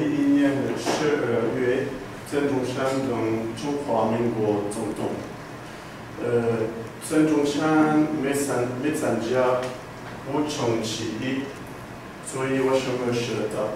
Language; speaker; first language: Chinese; non-native, learner; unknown